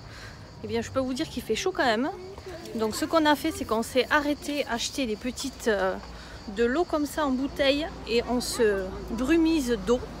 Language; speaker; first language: French; native; French